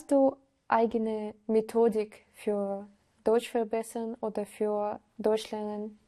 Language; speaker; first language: German; non-native, learner; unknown